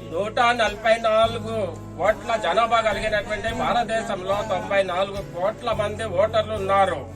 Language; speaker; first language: Telugu; non-native, local second language; Lambadi